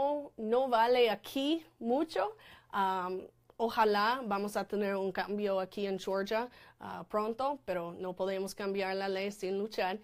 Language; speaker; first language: Spanish; non-native, fluent; English